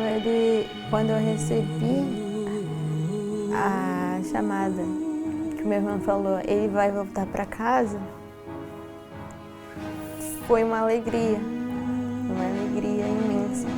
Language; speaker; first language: Portuguese; early bilingual, heritage; Portuguese